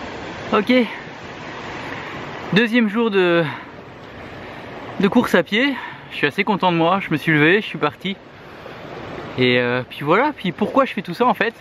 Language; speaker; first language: French; native; French